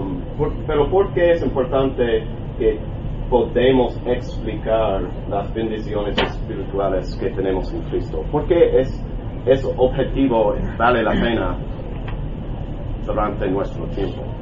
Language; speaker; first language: Spanish; non-native, learner; English